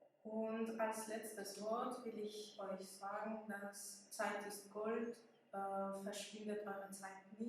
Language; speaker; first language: German; early bilingual, other home language; Persian